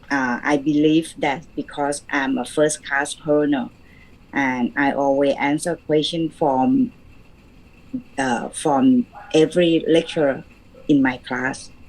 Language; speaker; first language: English; non-native, learner; Thai